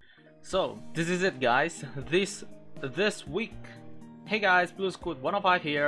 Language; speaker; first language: English; non-native, local second language; Filipino